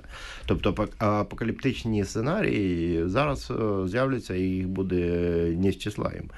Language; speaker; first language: Ukrainian; native; Ukrainian